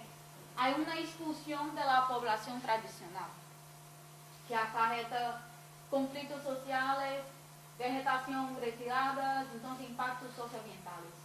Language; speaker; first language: Spanish; non-native, fluent; Portuguese